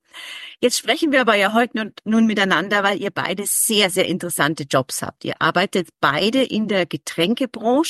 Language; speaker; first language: German; native; German